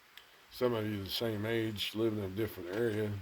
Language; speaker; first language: English; native; English